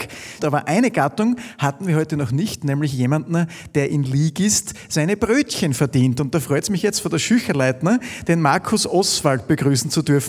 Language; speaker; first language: German; native; German